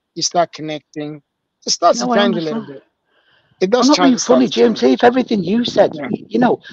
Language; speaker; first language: English; native; English